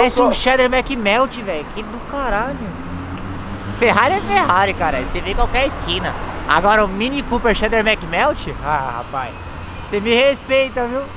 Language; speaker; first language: Portuguese; native; Portuguese